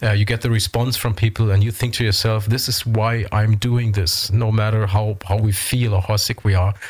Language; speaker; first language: English; non-native, fluent; German